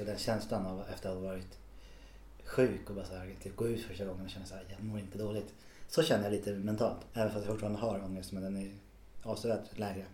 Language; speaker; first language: Swedish; native; Swedish